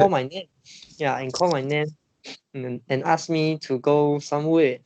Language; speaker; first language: English; non-native, learner; Chinese